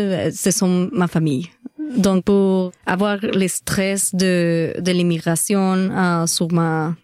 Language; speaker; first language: French; non-native, learner; Spanish